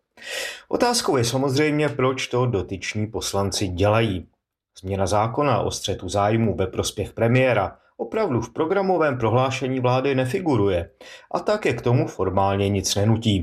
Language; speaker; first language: Czech; native; Czech